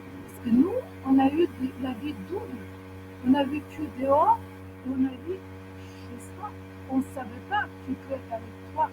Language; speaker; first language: French; non-native, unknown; Ukrainian